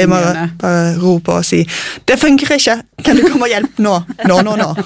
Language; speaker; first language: Norwegian; non-native, fluent; English